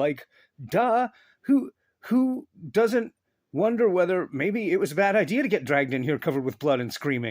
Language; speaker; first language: English; native; English